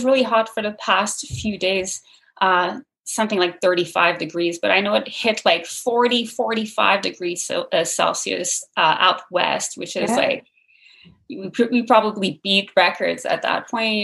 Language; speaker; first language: English; non-native, fluent; French